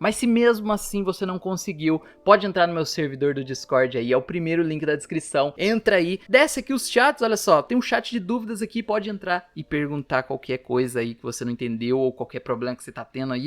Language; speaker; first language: Portuguese; native; Portuguese